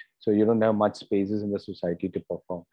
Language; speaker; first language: English; non-native, local second language; Malayalam